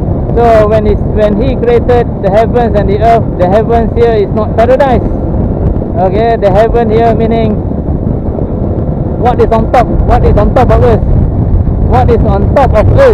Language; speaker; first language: English; non-native, local second language; Malay